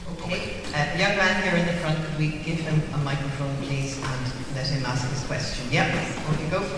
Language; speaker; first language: English; native; English